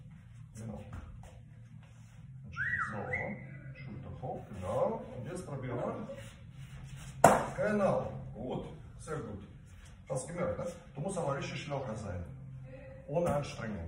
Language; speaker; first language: German; non-native, fluent; Russian